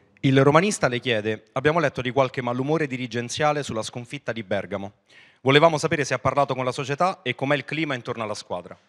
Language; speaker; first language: Italian; native; Italian